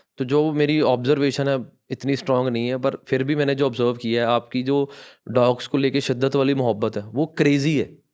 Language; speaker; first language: Hindi; non-native, local second language; Punjabi